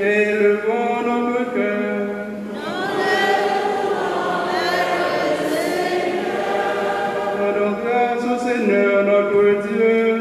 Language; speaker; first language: French; non-native, local second language; Haitian Creole